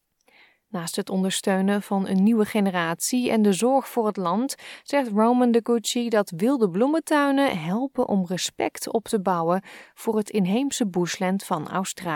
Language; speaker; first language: Dutch; native; Dutch